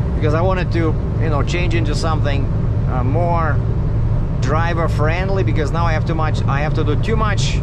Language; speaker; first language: English; native; English